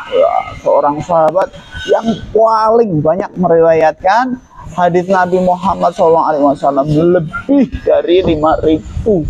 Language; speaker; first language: Indonesian; native; Indonesian